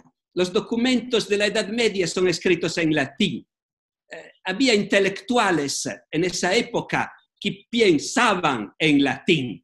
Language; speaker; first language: Spanish; non-native, fluent; Italian